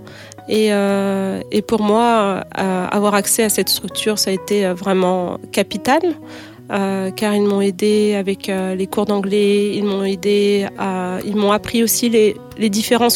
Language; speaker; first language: French; native; French